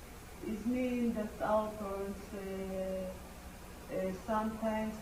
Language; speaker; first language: English; non-native, learner; Amharic